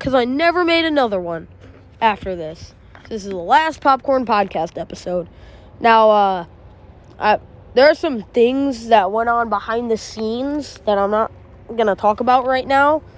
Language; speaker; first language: English; native; English